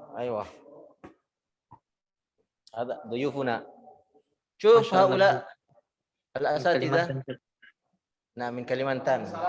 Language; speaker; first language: Arabic; non-native, fluent; Indonesian